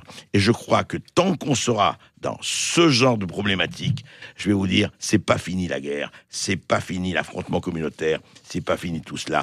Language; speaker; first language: French; native; French